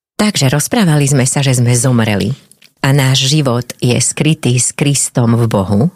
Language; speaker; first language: Slovak; native; Slovak